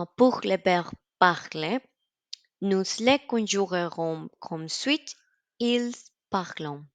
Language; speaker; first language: French; non-native, learner; Spanish